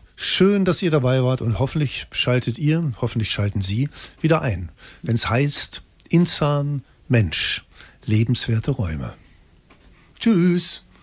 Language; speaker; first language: German; native; German